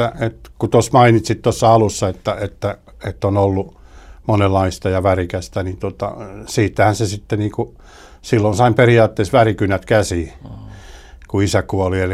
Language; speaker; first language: Finnish; early bilingual, heritage; Finnish